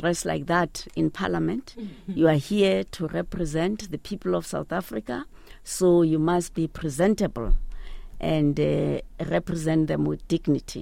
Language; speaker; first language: English; non-native, local second language; Xhosa